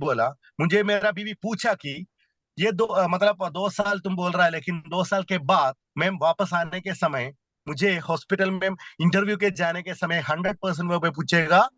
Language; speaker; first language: Hindi; non-native, local second language; Malayalam